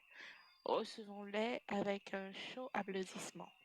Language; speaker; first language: French; non-native, fluent; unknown